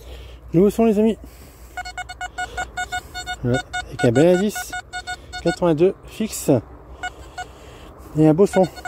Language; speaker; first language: French; native; French